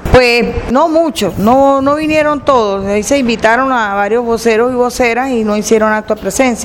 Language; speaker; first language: Spanish; native; Spanish